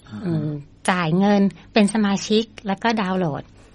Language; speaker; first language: Thai; native; Thai